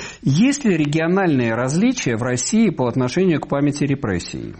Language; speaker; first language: Russian; native; Russian